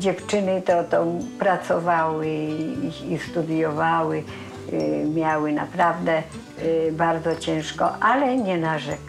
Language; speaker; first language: Polish; native; Polish